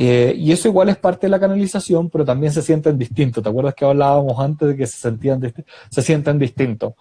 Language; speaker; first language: Spanish; native; Spanish